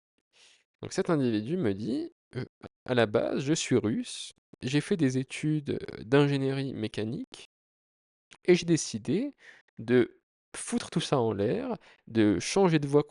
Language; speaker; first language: French; native; French